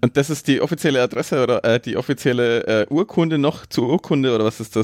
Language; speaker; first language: German; native; German